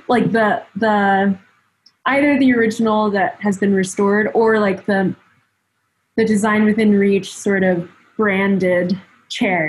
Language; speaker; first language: English; native; English